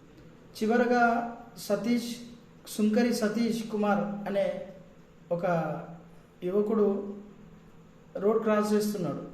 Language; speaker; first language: Telugu; native; Telugu